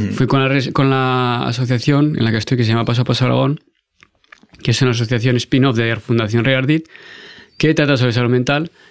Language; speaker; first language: Spanish; native; Spanish